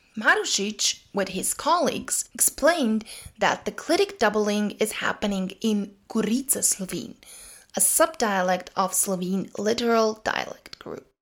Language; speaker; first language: English; non-native, fluent; Serbian